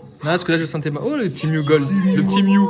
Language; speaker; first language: French; native; French